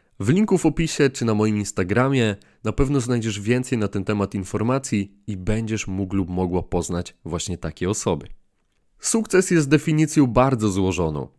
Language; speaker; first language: Polish; native; Polish